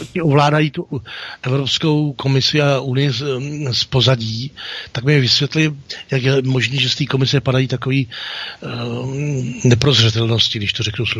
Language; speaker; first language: Czech; native; Czech